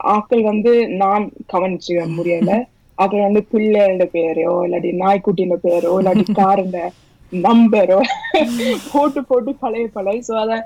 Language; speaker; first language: Tamil; early bilingual, heritage; Tamil